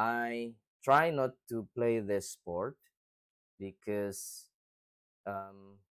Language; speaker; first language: English; non-native, fluent; Indonesian